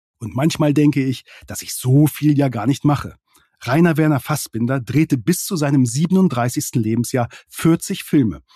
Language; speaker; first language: German; native; German